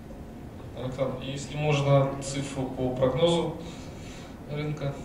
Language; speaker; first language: Russian; native; Russian